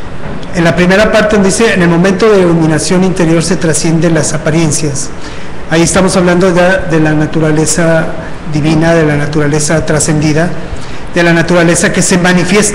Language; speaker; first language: Spanish; native; Spanish